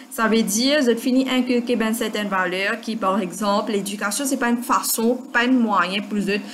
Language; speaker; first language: French; non-native, local second language; Morisyen